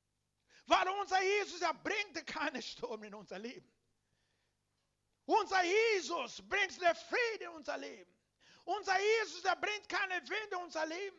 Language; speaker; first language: German; non-native, learner; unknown